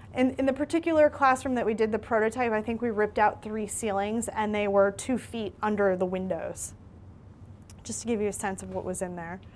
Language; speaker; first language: English; native; English